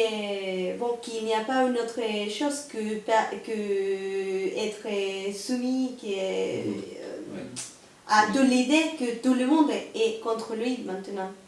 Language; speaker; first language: French; non-native, learner; Spanish